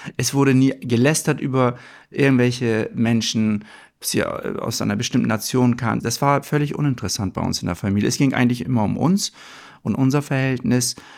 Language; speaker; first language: German; early bilingual, other home language; Turkish